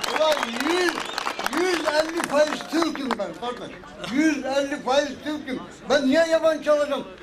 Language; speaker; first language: Turkish; early bilingual, heritage; Turkish